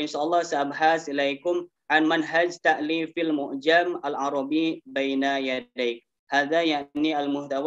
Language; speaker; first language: Arabic; non-native, learner; Indonesian